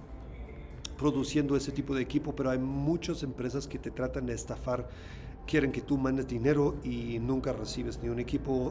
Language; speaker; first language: Spanish; non-native, fluent; German